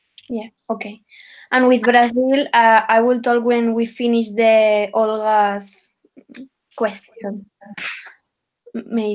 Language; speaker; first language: English; non-native, learner; Spanish